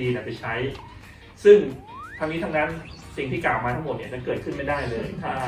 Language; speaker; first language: Thai; native; Thai